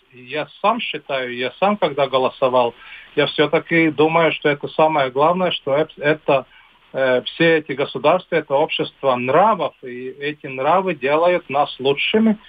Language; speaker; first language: Russian; non-native, local second language; Latvian